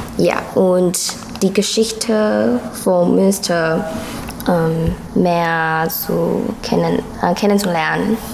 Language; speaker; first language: German; non-native, learner; Chinese